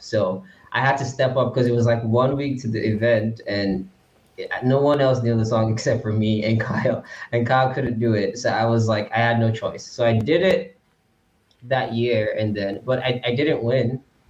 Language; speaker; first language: English; non-native, local second language; Yoruba